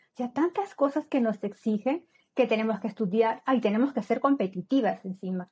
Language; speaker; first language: Spanish; native; Spanish